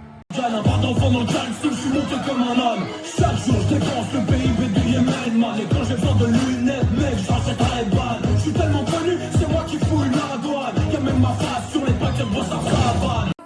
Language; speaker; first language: French; native; French